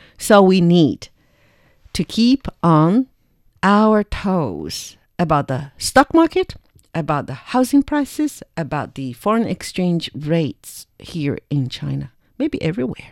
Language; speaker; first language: English; non-native, fluent; Chinese